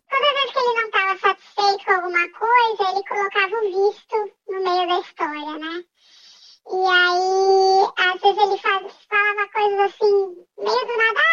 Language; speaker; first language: Portuguese; native; Portuguese